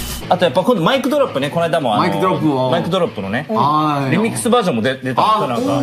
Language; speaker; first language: Japanese; native; Japanese